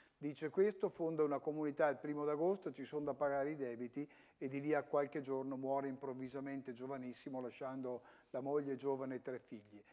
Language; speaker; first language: Italian; native; Italian